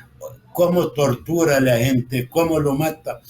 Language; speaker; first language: Spanish; non-native, fluent; Arabic